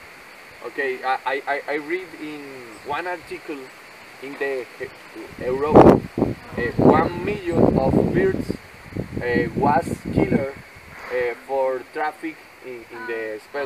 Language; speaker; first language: English; non-native, learner; Spanish